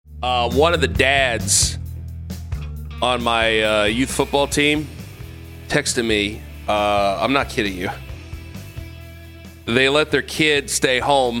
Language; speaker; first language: English; native; English